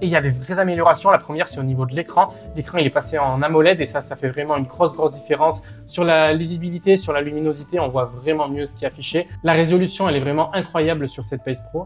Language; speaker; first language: French; native; French